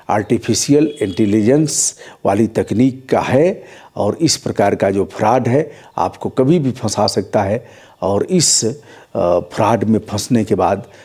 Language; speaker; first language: Hindi; native; Hindi